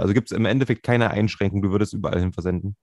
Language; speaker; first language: German; native; German